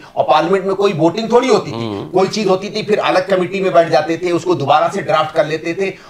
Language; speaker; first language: Hindi; native; Hindi